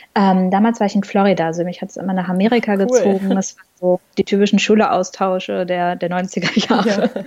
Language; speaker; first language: German; native; German